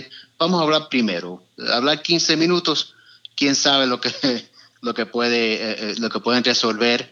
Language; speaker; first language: Spanish; early bilingual, heritage; Spanish